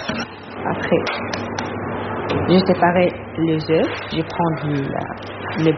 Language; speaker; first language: French; non-native, learner; Arabic